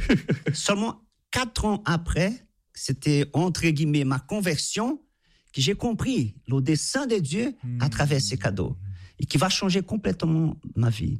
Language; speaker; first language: French; non-native, fluent; Portuguese